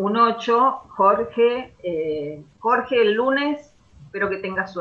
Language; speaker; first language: Spanish; native; Spanish